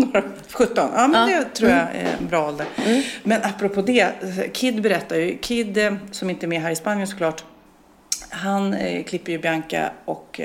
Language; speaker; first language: Swedish; native; Swedish